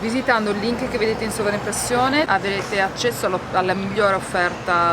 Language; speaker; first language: Italian; native; Italian